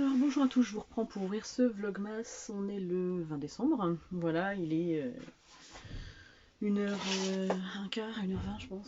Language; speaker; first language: French; native; French